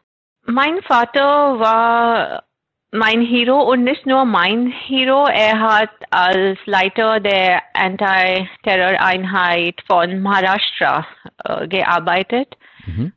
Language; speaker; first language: German; non-native, fluent; Marathi